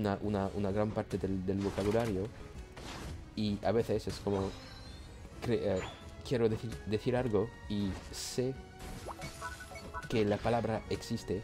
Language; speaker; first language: Spanish; non-native, learner; French